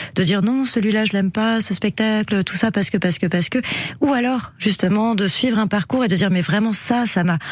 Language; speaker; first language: French; native; French